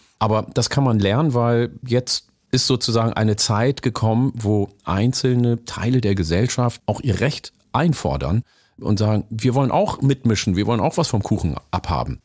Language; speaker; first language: German; early bilingual, other home language; Oromo